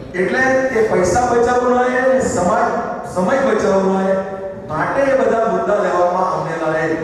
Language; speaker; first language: Gujarati; non-native, local second language; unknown